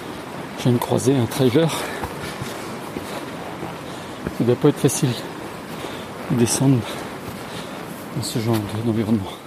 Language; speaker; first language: French; native; French